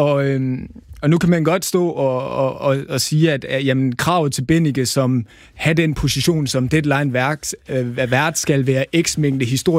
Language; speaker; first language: Danish; native; Danish